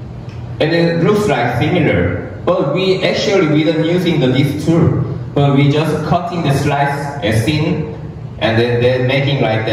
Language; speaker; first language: English; non-native, learner; Korean